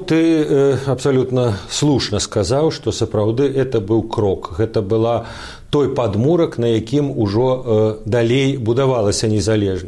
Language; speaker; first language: Belarusian; native; Belarusian